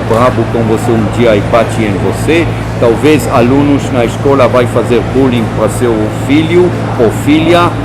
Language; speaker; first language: Portuguese; non-native, fluent; Hebrew